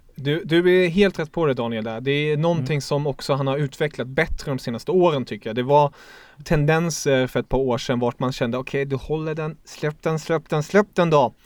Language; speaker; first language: Swedish; non-native, fluent; German